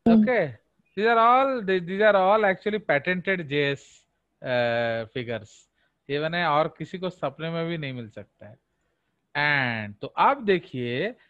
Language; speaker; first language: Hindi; non-native, local second language; Odia